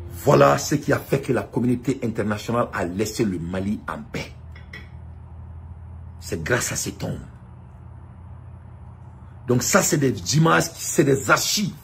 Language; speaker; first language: French; non-native, local second language; Bambara